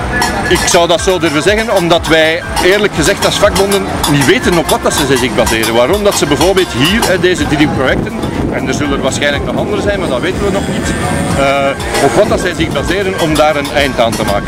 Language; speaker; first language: Dutch; native; Dutch